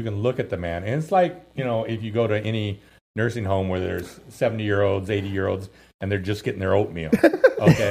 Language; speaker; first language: English; native; English